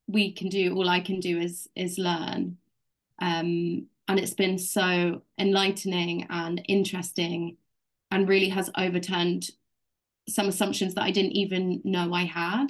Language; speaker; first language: English; native; English